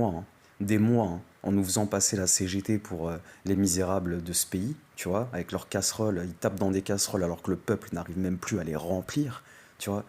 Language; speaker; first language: French; native; French